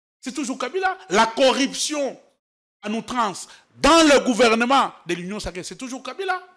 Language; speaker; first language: French; native; French